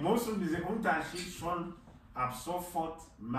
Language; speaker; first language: German; non-native, fluent; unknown